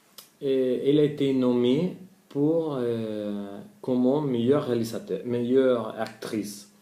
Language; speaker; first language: French; non-native, learner; Spanish